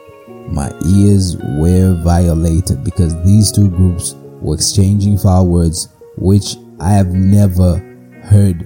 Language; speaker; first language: English; non-native, local second language; Shona